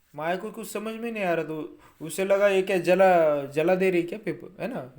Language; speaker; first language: Hindi; non-native, local second language; Marathi